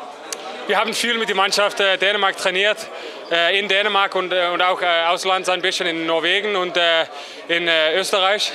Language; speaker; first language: German; non-native, learner; Danish